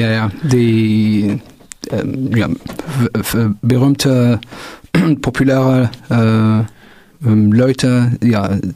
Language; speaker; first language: German; non-native, local second language; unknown